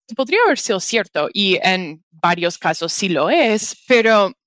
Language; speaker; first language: Spanish; non-native, fluent; English